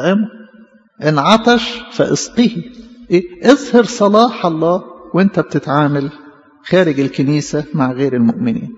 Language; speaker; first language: Arabic; native; Arabic